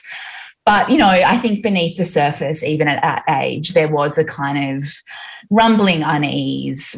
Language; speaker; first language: English; native; English